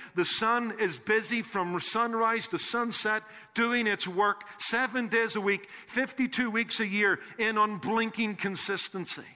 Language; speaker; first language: English; native; English